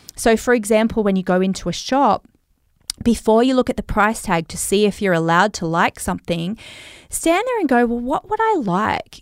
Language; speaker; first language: English; native; English